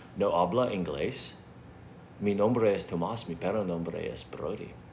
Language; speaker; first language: Spanish; non-native, learner; English